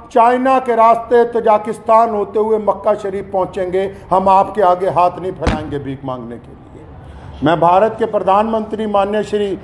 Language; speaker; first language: Hindi; native; Hindi